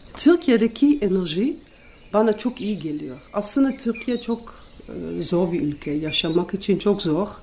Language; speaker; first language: Turkish; non-native, fluent; Dutch